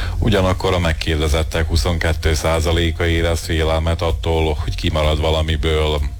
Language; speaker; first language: Hungarian; native; Hungarian